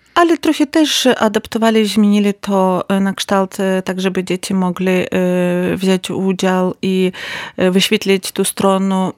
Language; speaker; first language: Polish; non-native, learner; Ukrainian